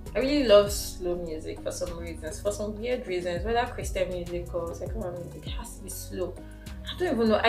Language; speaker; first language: English; non-native, local second language; Igbo